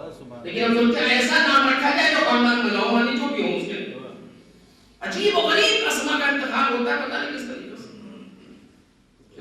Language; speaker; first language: Urdu; native; Urdu